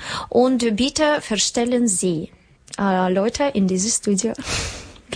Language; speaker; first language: German; non-native, learner; Russian